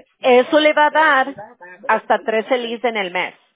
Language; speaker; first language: Spanish; early bilingual, heritage; Spanish